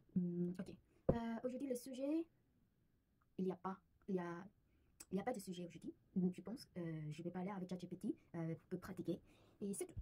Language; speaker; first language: French; non-native, learner; Korean